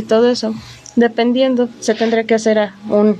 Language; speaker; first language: Spanish; native; Spanish